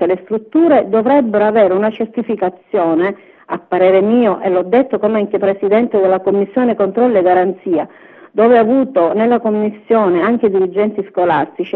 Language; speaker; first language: Italian; native; Italian